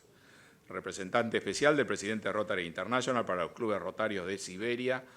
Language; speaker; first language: Spanish; native; Spanish